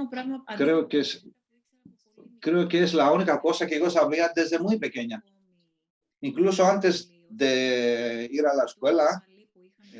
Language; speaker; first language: Spanish; non-native, fluent; Greek